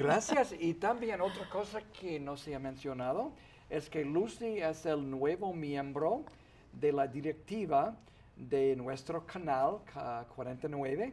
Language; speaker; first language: Spanish; non-native, fluent; English